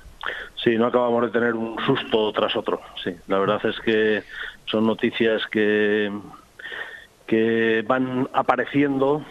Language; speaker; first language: Spanish; native; Spanish